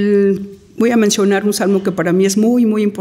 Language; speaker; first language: Spanish; native; Spanish